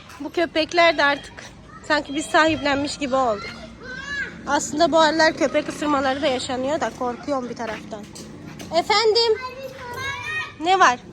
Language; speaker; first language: Turkish; non-native, fluent; Urdu